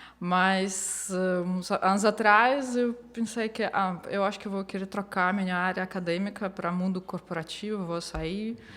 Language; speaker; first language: Portuguese; non-native, fluent; Russian